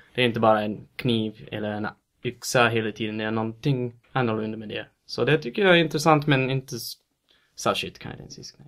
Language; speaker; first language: Swedish; non-native, fluent; English